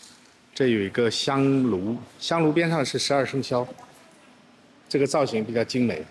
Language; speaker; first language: Chinese; native; Chinese